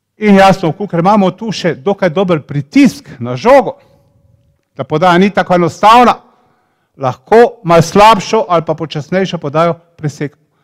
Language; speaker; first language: Slovenian; native; Slovenian